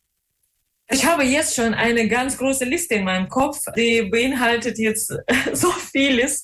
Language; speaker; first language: German; non-native, fluent; Russian